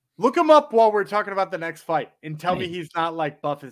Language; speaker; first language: English; native; English